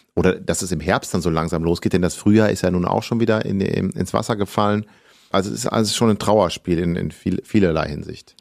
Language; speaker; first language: German; native; German